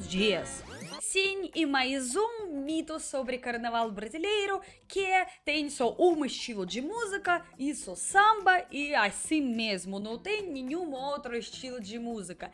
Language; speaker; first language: Portuguese; non-native, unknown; Russian